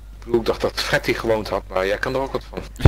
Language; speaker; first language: Dutch; native; Dutch